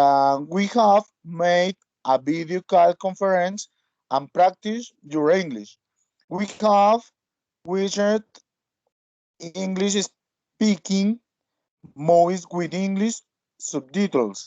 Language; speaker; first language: English; non-native, learner; Spanish